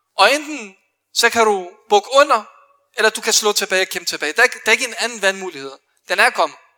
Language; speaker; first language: Danish; early bilingual, other home language; Arabic